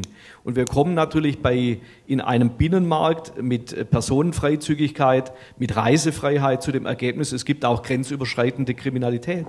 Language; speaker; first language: German; native; German